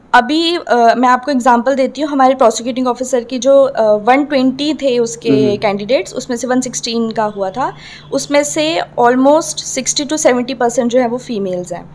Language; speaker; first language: Hindi; native; Hindi